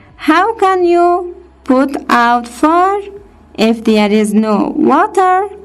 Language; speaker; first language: English; non-native, fluent; Persian